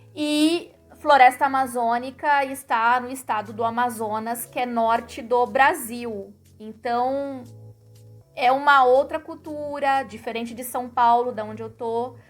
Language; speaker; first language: Portuguese; native; Portuguese